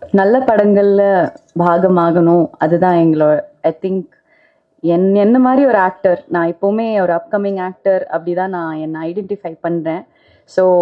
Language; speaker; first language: Tamil; non-native, local second language; Malayalam